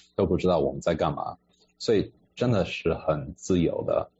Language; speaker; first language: Chinese; non-native, fluent; English